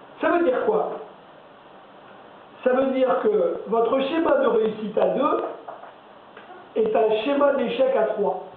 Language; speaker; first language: French; native; French